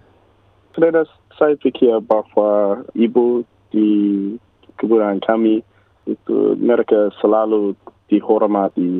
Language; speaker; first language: Indonesian; non-native, learner; English